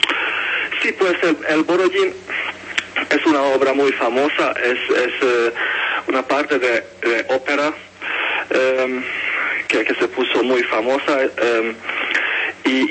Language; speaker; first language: Spanish; non-native, fluent; Hungarian